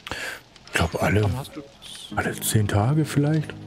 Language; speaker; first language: German; native; German